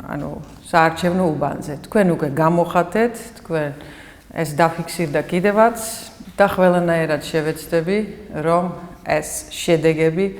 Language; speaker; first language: Georgian; non-native, fluent; Dutch